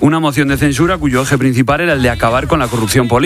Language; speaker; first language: Spanish; native; Spanish